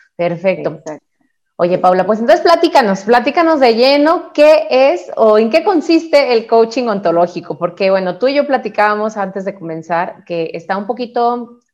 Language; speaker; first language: Spanish; native; Spanish